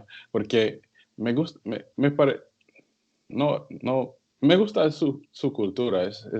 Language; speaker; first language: Spanish; non-native, learner; English